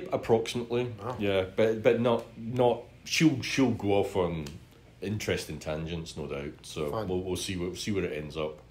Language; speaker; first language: English; native; English